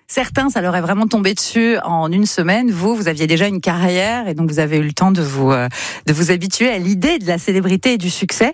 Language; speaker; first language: French; native; French